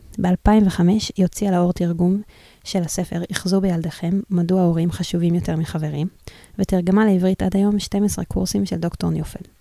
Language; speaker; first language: Hebrew; native; Hebrew